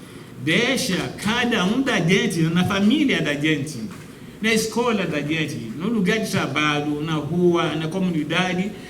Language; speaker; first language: Portuguese; non-native, fluent; Yoruba